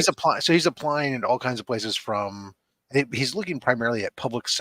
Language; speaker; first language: English; native; English